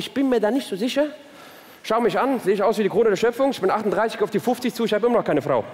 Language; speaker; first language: German; early bilingual, other home language; Turkish